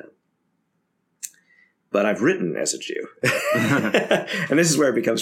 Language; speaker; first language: English; native; English